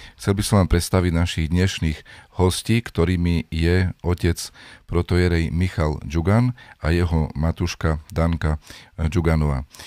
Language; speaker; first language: Slovak; native; Slovak